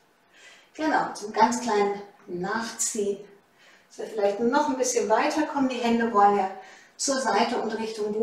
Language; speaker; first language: German; native; German